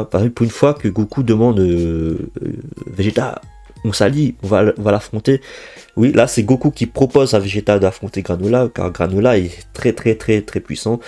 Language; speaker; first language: French; native; French